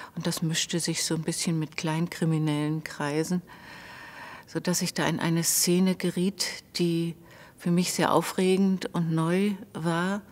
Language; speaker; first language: German; native; German